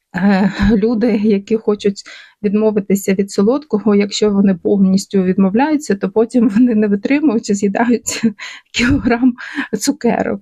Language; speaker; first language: Ukrainian; non-native, local second language; Russian